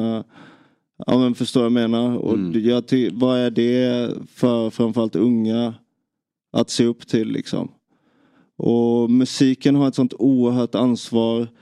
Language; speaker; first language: Swedish; native; Swedish